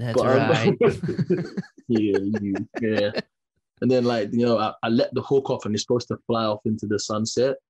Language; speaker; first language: English; native; English